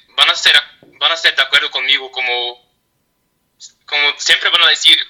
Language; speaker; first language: Spanish; non-native, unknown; Dutch